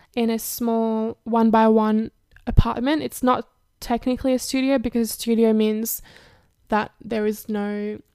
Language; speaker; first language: English; early bilingual, other home language; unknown